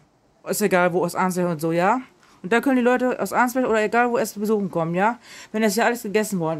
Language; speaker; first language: German; native; German